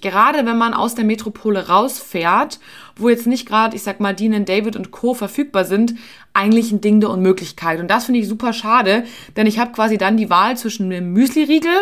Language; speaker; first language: German; native; German